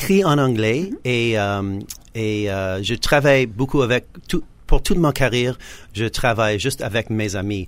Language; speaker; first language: French; non-native, learner; English